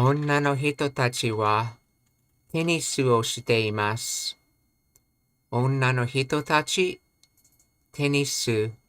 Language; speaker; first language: Japanese; non-native, learner; English